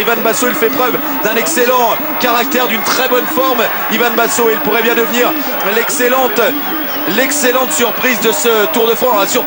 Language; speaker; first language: French; native; French